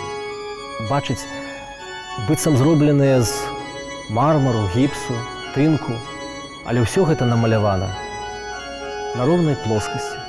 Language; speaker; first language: Belarusian; native; Belarusian